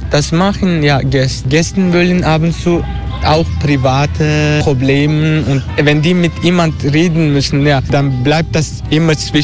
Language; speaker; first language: German; non-native, learner; Turkish